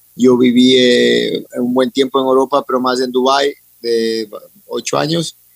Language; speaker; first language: Spanish; native; Spanish